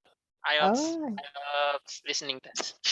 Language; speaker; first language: English; non-native, learner; Indonesian